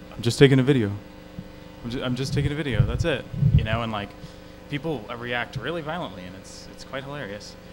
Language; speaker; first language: English; native; English